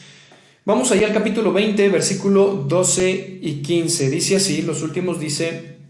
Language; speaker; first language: Spanish; native; Spanish